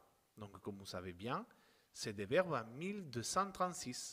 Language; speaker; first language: French; non-native, fluent; Spanish